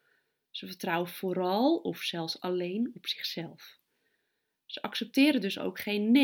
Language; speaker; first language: Dutch; native; Dutch